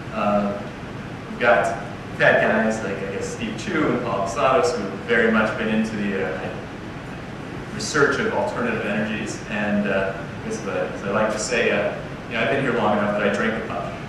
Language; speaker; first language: English; native; English